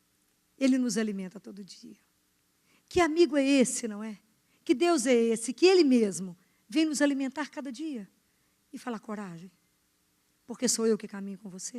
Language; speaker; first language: Portuguese; native; Portuguese